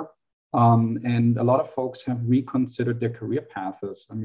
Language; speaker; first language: English; non-native, fluent; German